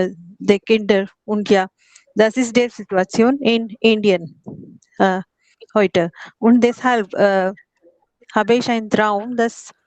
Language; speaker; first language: German; non-native, learner; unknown